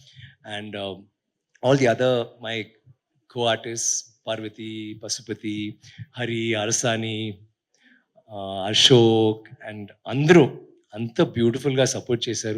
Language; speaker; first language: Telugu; non-native, learner; Tamil